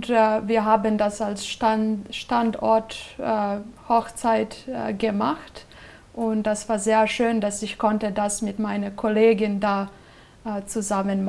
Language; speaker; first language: German; non-native, fluent; Serbian